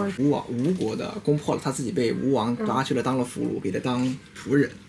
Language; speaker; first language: Chinese; native; Chinese